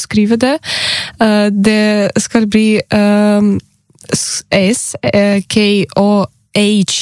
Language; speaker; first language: Norwegian; non-native, learner; Ukrainian